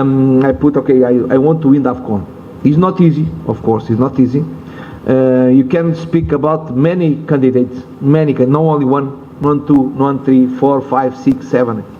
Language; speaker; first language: English; non-native, learner; Portuguese